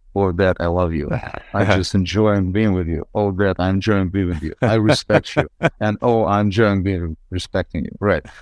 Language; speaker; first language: English; non-native, fluent; Ukrainian